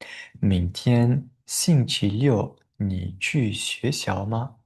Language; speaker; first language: Chinese; non-native, fluent; Uzbek